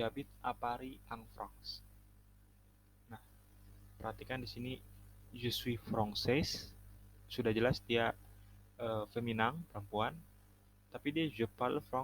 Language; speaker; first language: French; non-native, fluent; Indonesian